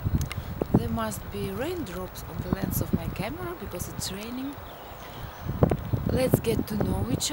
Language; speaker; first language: English; non-native, fluent; Russian